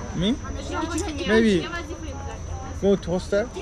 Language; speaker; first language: English; non-native, learner; Korean